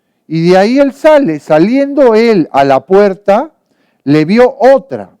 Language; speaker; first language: Spanish; native; Spanish